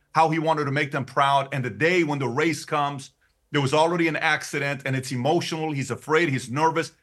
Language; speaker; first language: English; early bilingual, other home language; Persian